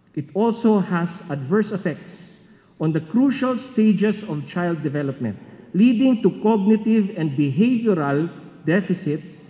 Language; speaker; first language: English; non-native, local second language; Filipino